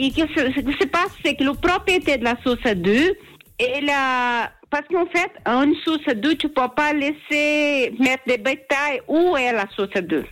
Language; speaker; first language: French; non-native, learner; Portuguese